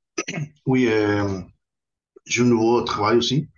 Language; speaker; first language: French; non-native, fluent; Spanish